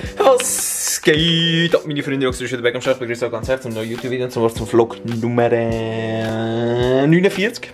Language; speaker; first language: German; native; German